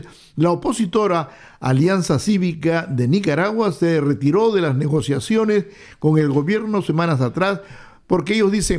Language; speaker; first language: Spanish; native; Spanish